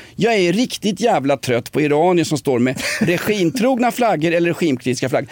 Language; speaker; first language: Swedish; native; Swedish